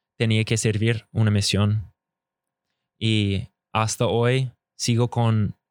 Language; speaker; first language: Spanish; non-native, fluent; English